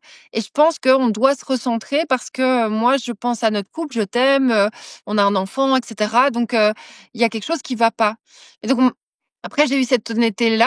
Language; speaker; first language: French; native; French